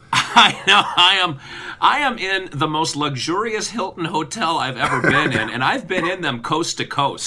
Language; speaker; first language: English; native; English